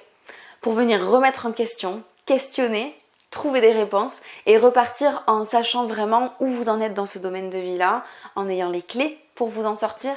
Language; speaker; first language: French; native; French